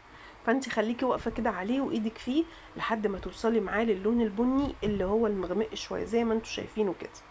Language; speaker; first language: Arabic; native; Arabic